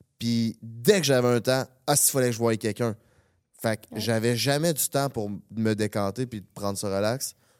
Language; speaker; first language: French; native; French